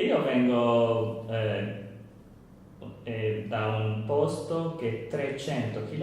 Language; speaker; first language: Italian; non-native, learner; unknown